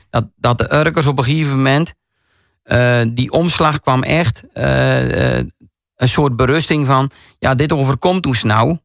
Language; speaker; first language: Dutch; native; Dutch